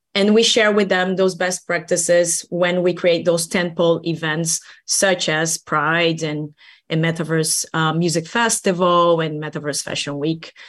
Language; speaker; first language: English; non-native, fluent; Portuguese